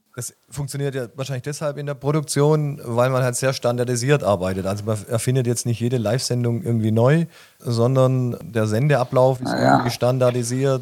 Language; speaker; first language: German; native; German